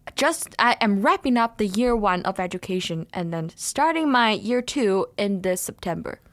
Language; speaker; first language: English; non-native, fluent; Chinese